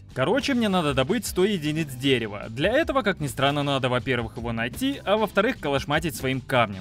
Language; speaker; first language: Russian; native; Russian